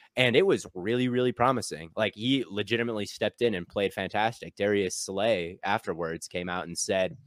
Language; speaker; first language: English; native; English